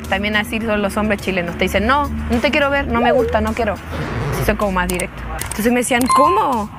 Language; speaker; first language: Spanish; native; Spanish